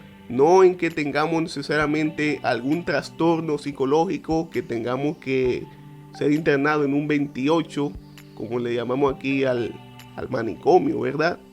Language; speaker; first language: Spanish; native; Spanish